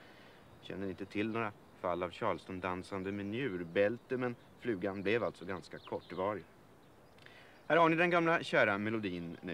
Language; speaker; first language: Swedish; native; Swedish